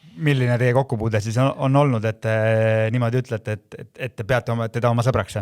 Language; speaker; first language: Estonian; native; Estonian